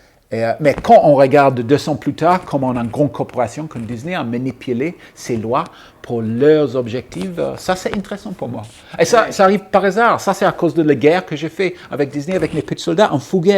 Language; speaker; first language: French; non-native, fluent; English